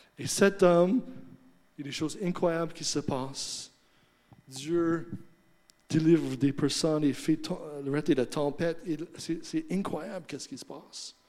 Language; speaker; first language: French; non-native, fluent; English